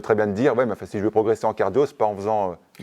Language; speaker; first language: French; native; French